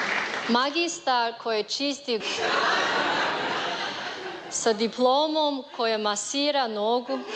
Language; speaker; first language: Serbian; non-native, learner; Chinese